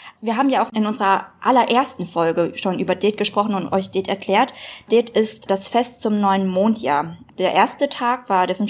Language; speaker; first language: German; early bilingual, other home language; Vietnamese